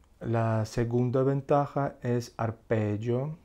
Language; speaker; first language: Spanish; non-native, learner; Russian